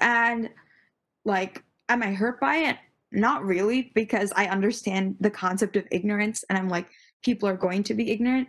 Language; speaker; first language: English; early bilingual, other home language; Tamil